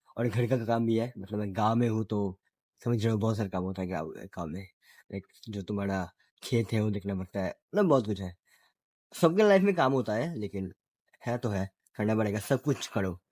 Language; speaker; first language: Hindi; non-native, local second language; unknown